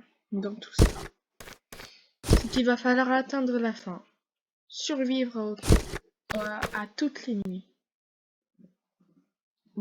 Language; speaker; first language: French; native; French